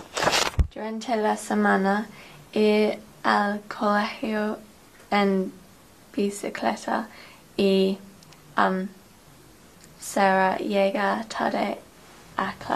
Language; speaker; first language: Spanish; non-native, learner; English